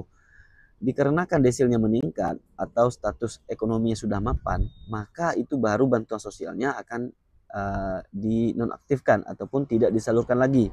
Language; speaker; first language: Indonesian; native; Indonesian